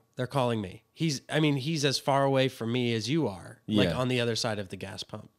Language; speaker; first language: English; native; English